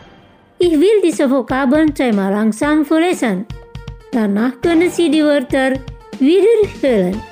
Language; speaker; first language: German; non-native, fluent; Indonesian